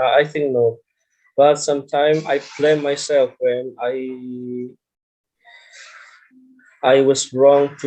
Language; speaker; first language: English; non-native, learner; Indonesian